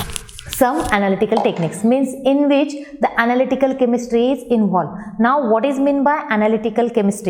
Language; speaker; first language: English; non-native, local second language; Marathi